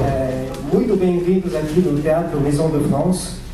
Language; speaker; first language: Portuguese; non-native, fluent; French